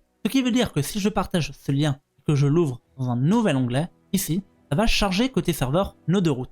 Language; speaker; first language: French; native; French